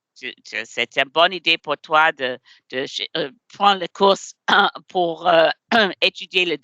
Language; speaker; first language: French; non-native, learner; English